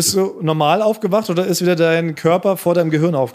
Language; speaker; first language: German; native; German